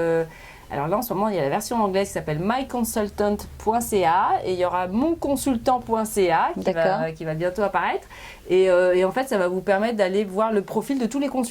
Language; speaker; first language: French; native; French